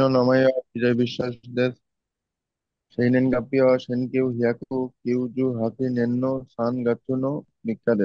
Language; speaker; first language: Japanese; non-native, learner; Bangla